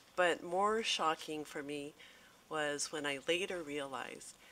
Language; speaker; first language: English; native; English